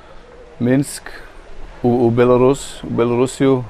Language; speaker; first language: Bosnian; early bilingual, heritage; Bosnian